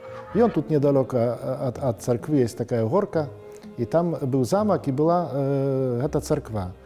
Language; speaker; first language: Polish; non-native, local second language; Belarusian